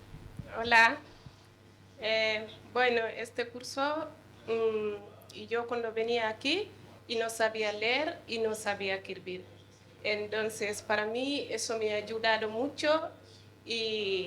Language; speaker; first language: Spanish; non-native, learner; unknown